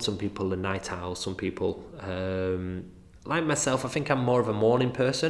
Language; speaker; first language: English; native; English